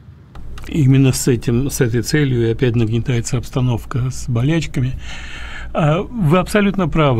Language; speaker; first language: Russian; native; Russian